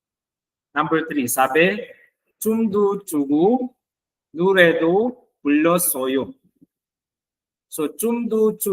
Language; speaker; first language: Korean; non-native, fluent; Filipino